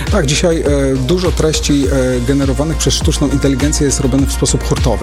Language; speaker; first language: Polish; native; Polish